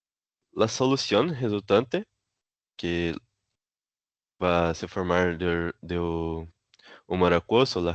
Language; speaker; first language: Spanish; non-native, learner; Portuguese